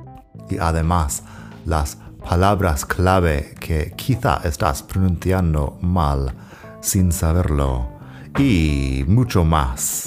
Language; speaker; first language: Spanish; non-native, fluent; English